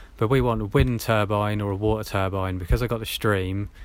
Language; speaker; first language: English; native; English